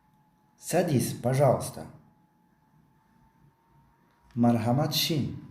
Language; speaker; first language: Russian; non-native, local second language; Tajik